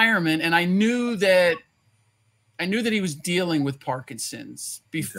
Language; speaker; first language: English; native; English